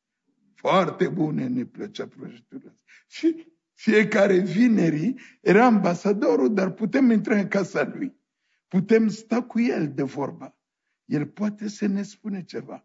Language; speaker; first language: Romanian; non-native, fluent; French